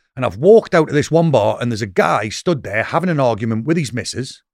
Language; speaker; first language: English; native; English